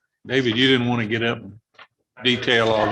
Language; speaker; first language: English; native; English